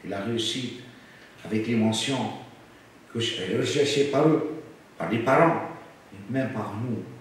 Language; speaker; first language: French; non-native, local second language; Arabic